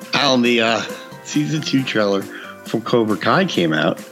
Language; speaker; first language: English; early bilingual, other home language; Filipino